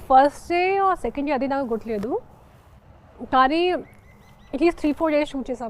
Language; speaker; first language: Telugu; non-native, fluent; Hindi